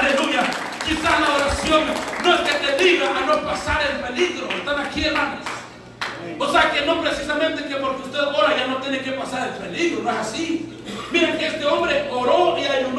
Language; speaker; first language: Spanish; native; Spanish